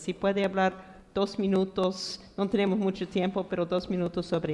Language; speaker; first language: Spanish; non-native, fluent; English